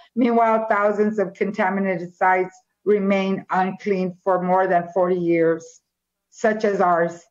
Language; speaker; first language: English; native; English